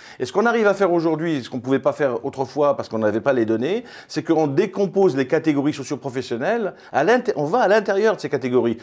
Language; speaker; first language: French; early bilingual, other home language; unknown